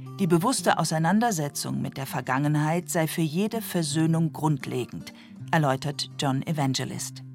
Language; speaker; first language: German; native; German